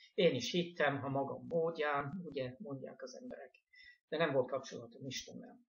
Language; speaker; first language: Hungarian; non-native, fluent; English